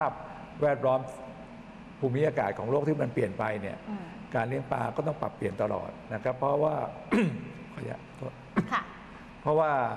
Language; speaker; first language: Thai; native; Thai